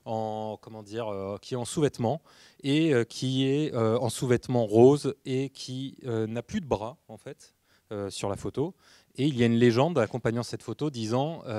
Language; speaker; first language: French; native; French